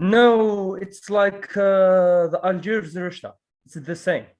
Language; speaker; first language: English; non-native, learner; Arabic